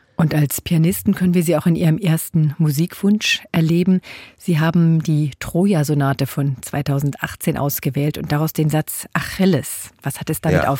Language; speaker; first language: German; native; German